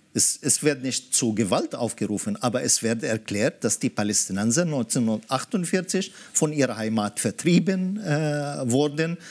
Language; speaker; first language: German; early bilingual, other home language; Arabic